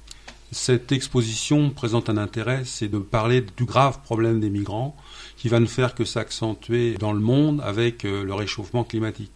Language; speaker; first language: French; native; French